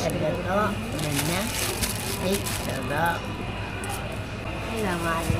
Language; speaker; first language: Japanese; native; Japanese